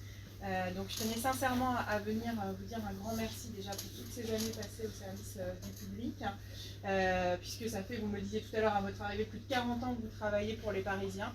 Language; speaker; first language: French; native; French